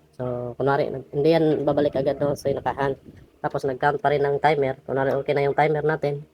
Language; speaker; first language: Filipino; non-native, local second language; Cebuano